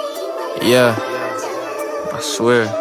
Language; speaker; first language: English; native; English